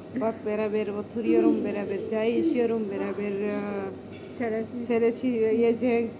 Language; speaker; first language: Turkish; non-native, learner; Gujarati